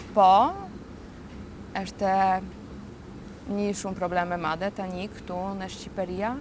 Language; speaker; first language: Albanian; non-native, learner; Polish